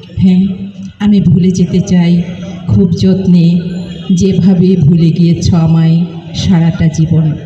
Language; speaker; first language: Bangla; non-native, local second language; Manipuri